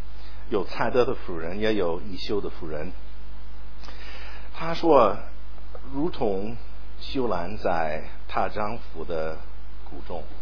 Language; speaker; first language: Chinese; non-native, fluent; English